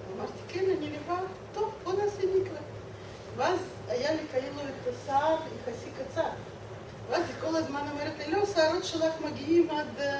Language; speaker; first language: Hebrew; non-native, fluent; Russian